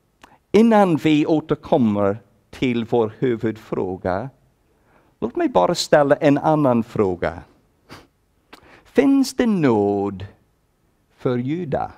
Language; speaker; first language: Swedish; non-native, fluent; English